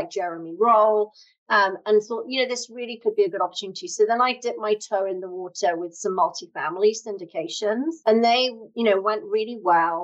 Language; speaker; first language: English; native; English